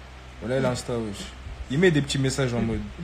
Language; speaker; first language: French; native; French